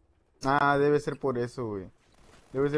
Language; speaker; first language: Spanish; native; Spanish